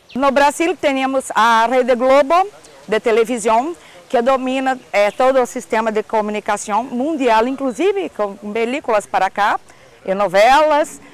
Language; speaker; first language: Portuguese; non-native, learner; Spanish